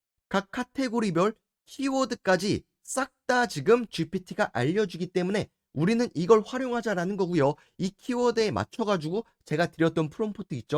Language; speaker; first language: Korean; native; Korean